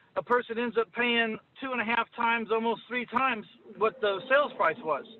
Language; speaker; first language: English; native; English